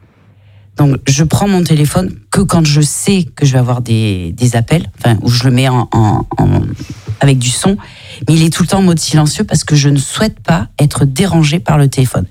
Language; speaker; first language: French; native; French